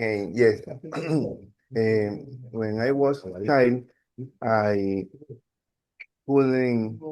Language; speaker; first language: English; non-native, learner; Spanish